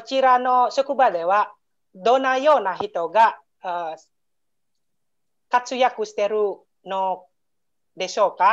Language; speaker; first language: Japanese; non-native, learner; Indonesian